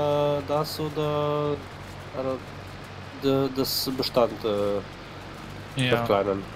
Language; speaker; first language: German; non-native, fluent; Slovenian